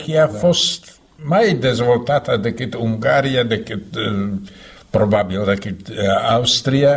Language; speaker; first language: Romanian; non-native, fluent; Slovak